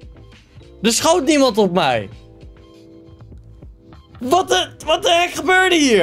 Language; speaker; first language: Dutch; native; Dutch